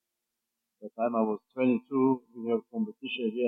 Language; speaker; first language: English; non-native, fluent; Croatian